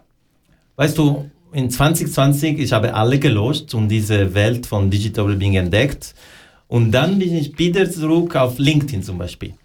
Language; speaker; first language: German; non-native, fluent; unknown